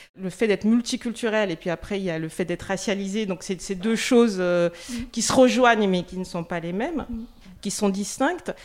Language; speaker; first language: French; non-native, local second language; Russian